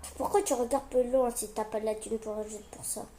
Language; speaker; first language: French; native; French